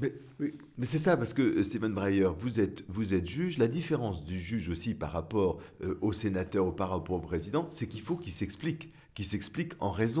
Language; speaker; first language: French; native; French